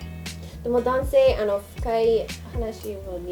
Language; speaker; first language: Japanese; non-native, learner; English